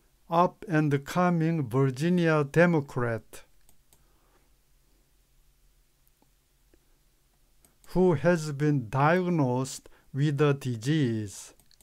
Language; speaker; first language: English; non-native, fluent; Korean